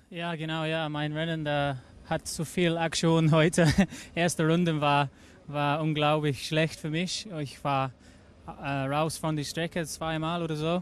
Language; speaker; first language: German; non-native, learner; English